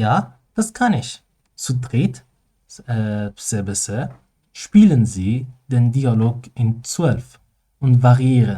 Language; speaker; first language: German; non-native, learner; Persian